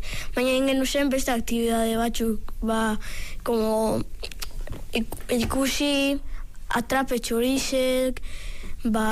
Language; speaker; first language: Basque; native; Basque